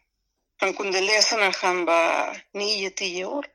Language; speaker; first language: Swedish; non-native, fluent; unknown